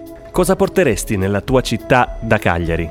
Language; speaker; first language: Italian; native; Italian